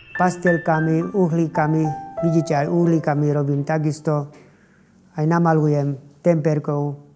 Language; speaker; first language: Slovak; non-native, local second language; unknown